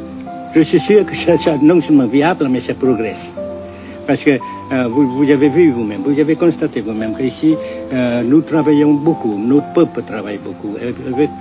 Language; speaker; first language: French; non-native, fluent; Vietnamese